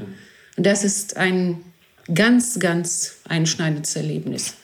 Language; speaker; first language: German; non-native, fluent; Greek